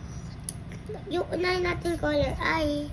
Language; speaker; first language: Filipino; native; Filipino